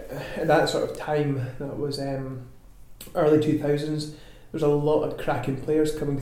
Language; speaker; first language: English; native; English